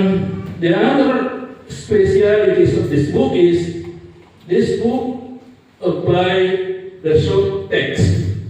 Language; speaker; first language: English; non-native, fluent; Indonesian